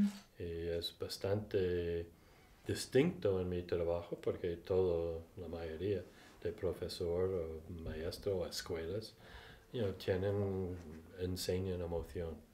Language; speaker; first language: Spanish; non-native, fluent; English